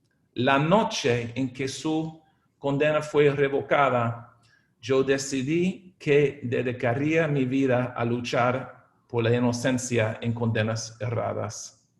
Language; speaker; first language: Spanish; non-native, fluent; English